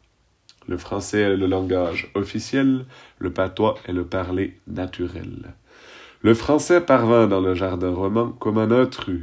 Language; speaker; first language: French; native; French